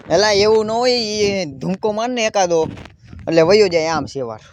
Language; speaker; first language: Gujarati; native; Gujarati